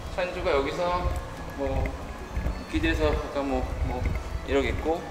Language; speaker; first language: Korean; native; Korean